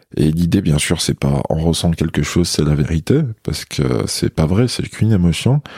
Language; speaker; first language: French; non-native, local second language; Kabyle